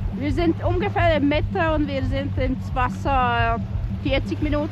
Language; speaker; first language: German; non-native, learner; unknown